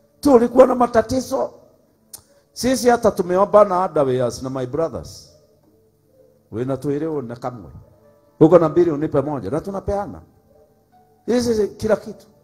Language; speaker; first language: Swahili; non-native, local second language; Kikuyu